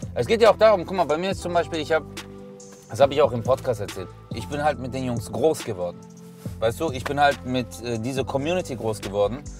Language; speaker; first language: German; early bilingual, other home language; Turkish